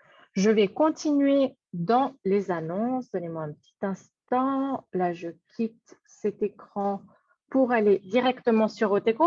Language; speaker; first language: French; native; French